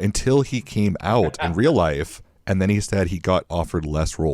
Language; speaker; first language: English; native; English